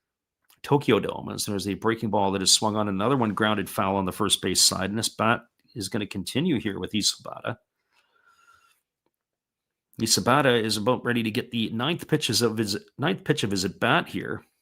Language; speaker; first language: English; native; English